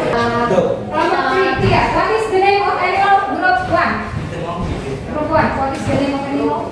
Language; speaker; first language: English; non-native, learner; Indonesian